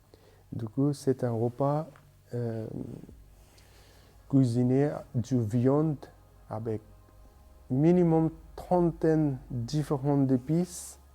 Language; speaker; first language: French; non-native, learner; Bangla